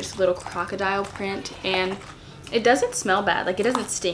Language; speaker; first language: English; native; English